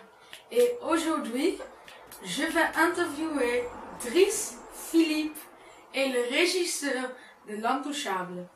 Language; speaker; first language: French; non-native, learner; Dutch